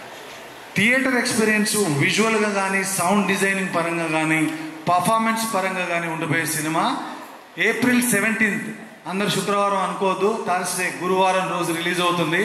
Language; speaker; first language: Telugu; native; Telugu